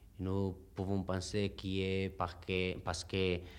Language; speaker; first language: French; non-native, learner; Spanish